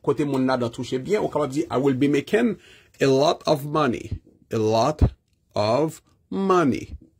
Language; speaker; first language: English; non-native, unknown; Haitian Creole